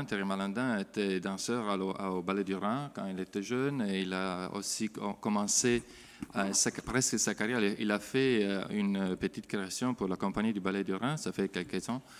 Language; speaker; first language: French; non-native, fluent; Italian